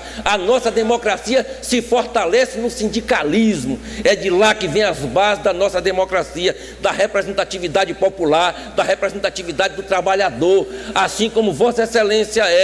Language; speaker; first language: Portuguese; native; Portuguese